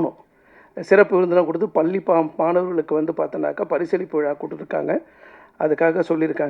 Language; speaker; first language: Tamil; native; Tamil